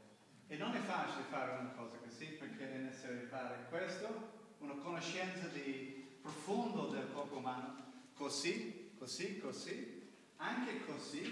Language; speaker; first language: Italian; non-native, learner; English